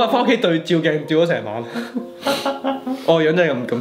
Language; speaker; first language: Chinese; native; Chinese